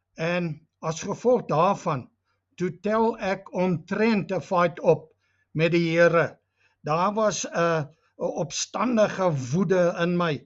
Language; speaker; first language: Afrikaans; non-native, local second language; English